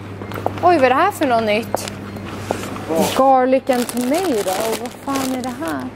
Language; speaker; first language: Swedish; native; Swedish